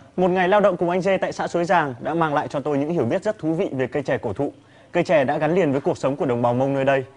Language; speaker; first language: Vietnamese; native; Vietnamese